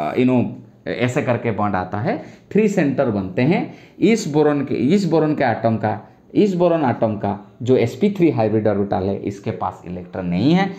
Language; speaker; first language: Hindi; non-native, local second language; Bangla